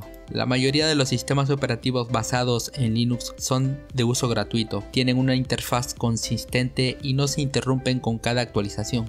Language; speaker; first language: Spanish; native; Spanish